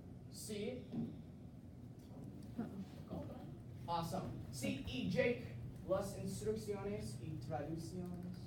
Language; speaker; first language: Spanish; non-native, learner; English